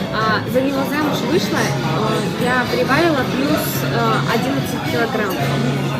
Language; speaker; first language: Russian; native; Russian